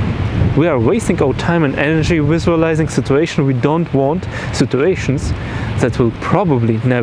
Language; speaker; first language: English; non-native, fluent; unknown